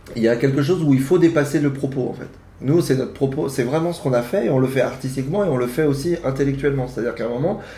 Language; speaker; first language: French; native; French